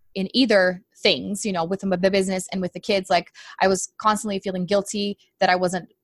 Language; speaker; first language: English; non-native, fluent; Portuguese